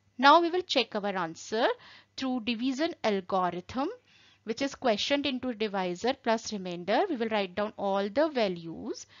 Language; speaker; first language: English; non-native, local second language; Hindi